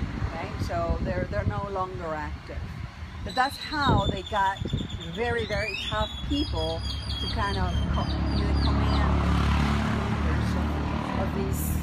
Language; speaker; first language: English; native; English